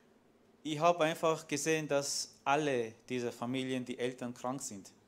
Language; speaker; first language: German; non-native, fluent; Armenian